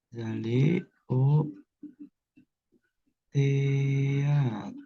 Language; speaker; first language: French; non-native, fluent; Indonesian